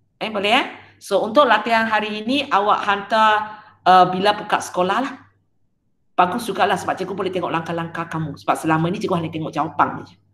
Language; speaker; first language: Malay; non-native, local second language; Chinese